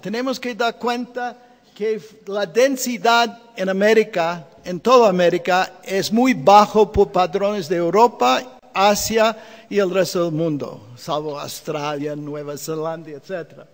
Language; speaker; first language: Spanish; non-native, fluent; English